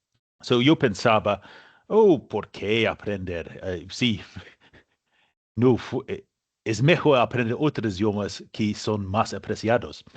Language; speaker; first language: Spanish; non-native, learner; English